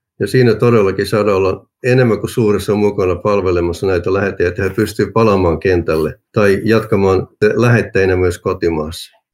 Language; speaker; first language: Finnish; native; Finnish